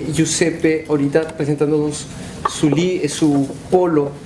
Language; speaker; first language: Spanish; native; Spanish